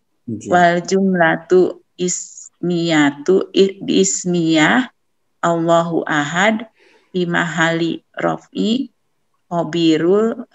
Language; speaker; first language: Arabic; non-native, learner; Indonesian